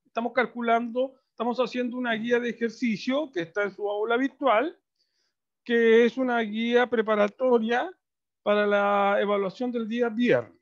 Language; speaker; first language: Spanish; native; Spanish